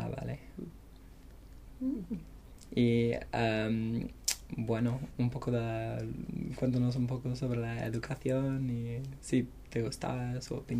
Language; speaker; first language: Spanish; non-native, learner; English